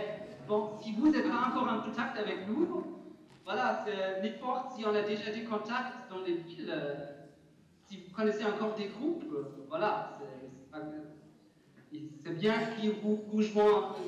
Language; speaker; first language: French; non-native, fluent; German